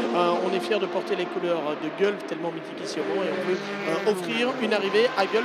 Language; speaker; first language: French; native; French